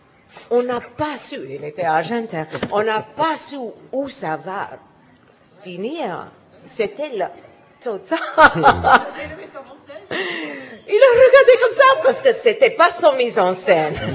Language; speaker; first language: French; non-native, learner; English